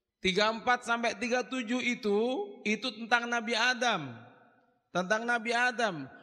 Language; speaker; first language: Indonesian; non-native, local second language; Madurese